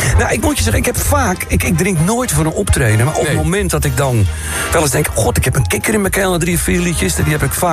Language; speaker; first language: Dutch; native; Dutch